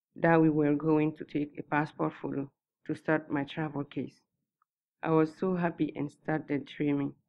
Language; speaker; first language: English; non-native, fluent; Susu